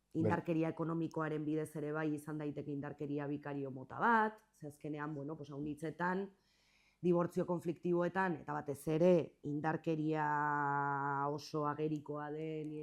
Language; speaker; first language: Basque; native; Basque